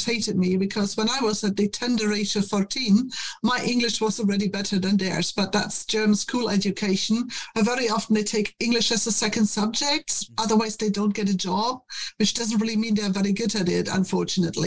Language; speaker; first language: English; non-native, fluent; German